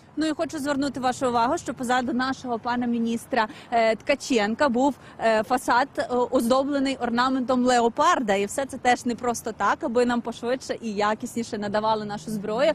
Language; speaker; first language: Ukrainian; native; Ukrainian